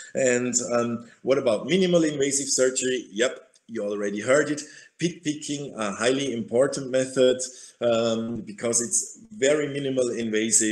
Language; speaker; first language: English; non-native, fluent; German